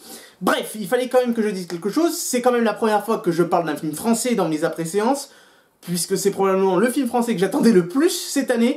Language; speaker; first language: French; native; French